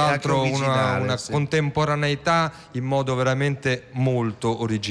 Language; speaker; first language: Italian; native; Italian